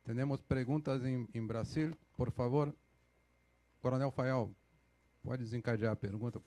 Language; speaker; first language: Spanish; non-native, fluent; Portuguese